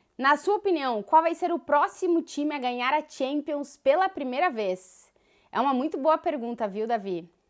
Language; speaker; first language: Portuguese; native; Portuguese